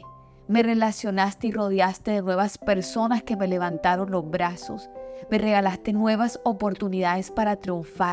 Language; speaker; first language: Spanish; native; Spanish